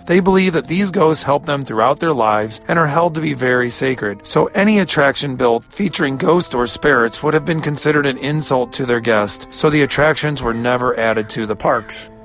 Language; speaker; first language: English; native; English